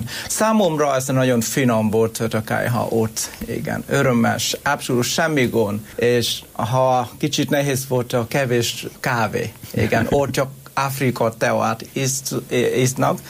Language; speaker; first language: Hungarian; non-native, learner; Vietnamese